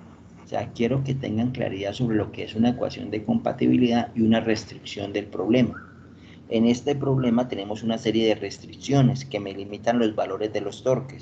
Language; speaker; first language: Spanish; native; Spanish